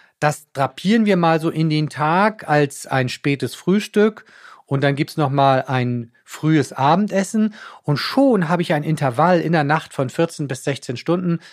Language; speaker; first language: German; native; German